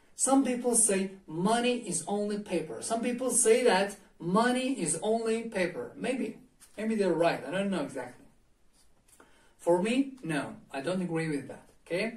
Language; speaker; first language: English; non-native, learner; Azerbaijani